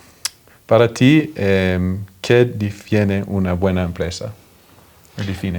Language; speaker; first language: Spanish; non-native, fluent; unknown